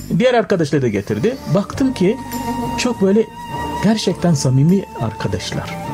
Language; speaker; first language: Turkish; non-native, fluent; Arabic